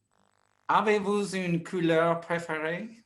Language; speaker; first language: French; non-native, fluent; English